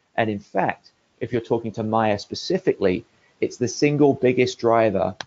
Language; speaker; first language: English; native; English